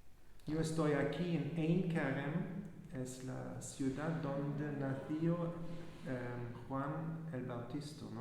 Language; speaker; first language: Spanish; non-native, fluent; German